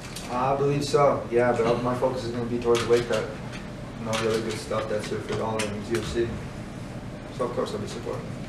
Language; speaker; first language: English; early bilingual, other home language; Spanish